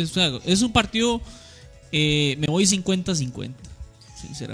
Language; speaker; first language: Spanish; native; Spanish